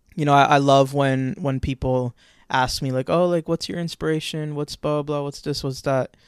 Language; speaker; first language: English; native; English